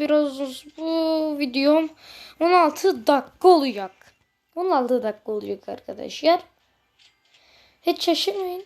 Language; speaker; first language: Turkish; native; Turkish